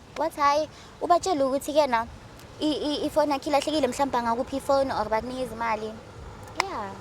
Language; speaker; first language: Zulu; native; Zulu